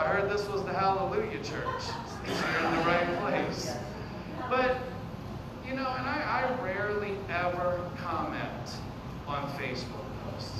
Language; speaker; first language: English; native; English